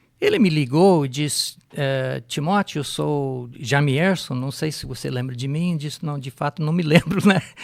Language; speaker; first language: Portuguese; non-native, fluent; English